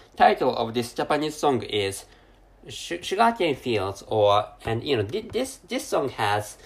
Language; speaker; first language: English; non-native, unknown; Japanese